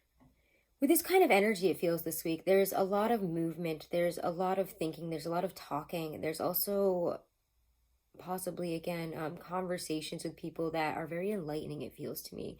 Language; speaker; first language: English; native; English